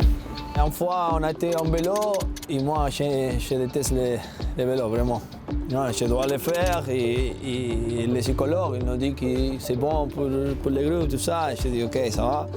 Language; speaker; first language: French; non-native, learner; Spanish